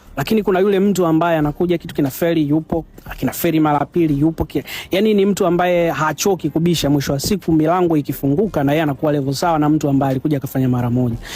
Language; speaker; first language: Swahili; native; Swahili